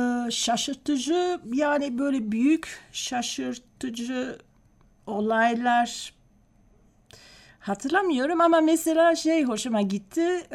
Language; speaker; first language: Turkish; non-native, fluent; Dutch